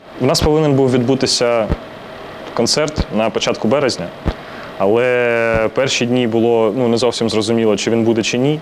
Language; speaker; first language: Ukrainian; non-native, local second language; Russian